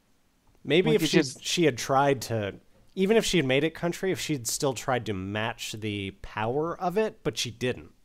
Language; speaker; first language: English; native; English